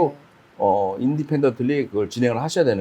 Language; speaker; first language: Korean; native; Korean